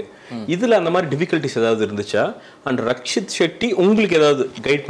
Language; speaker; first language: Tamil; native; Tamil